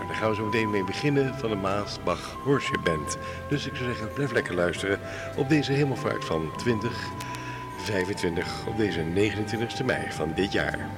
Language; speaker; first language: Dutch; native; Dutch